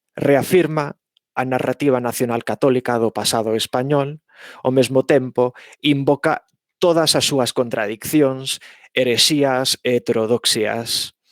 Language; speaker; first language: Galician; non-native, fluent; English